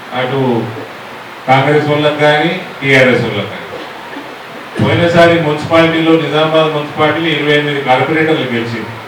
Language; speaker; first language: Telugu; native; Telugu